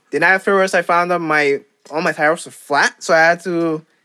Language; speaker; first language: English; non-native, fluent; Papiamento